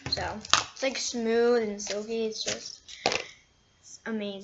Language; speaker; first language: English; native; English